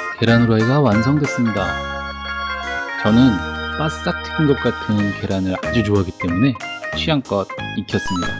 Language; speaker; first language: Korean; native; Korean